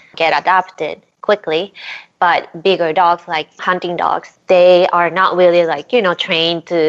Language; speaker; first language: English; non-native, fluent; Japanese